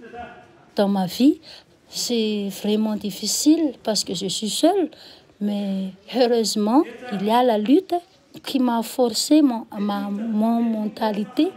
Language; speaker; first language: French; non-native, local second language; Malagasy